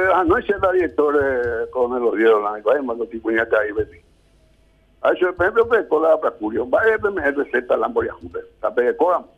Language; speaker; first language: Spanish; native; Spanish